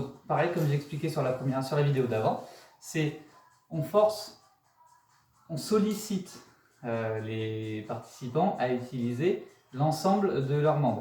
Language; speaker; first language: French; native; French